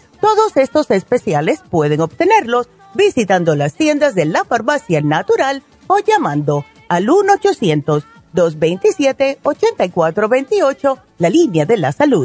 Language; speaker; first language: Spanish; native; Spanish